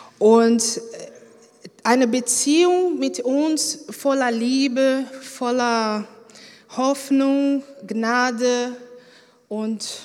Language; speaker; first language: German; non-native, fluent; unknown